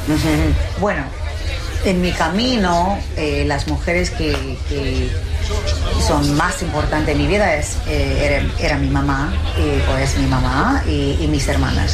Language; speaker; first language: Spanish; early bilingual, heritage; English